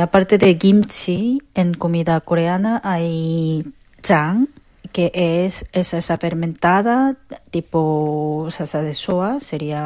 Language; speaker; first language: Spanish; non-native, fluent; Korean